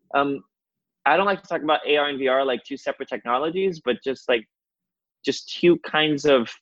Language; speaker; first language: English; non-native, fluent; Portuguese